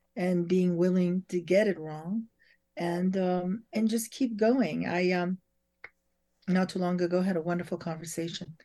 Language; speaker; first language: English; early bilingual, other home language; French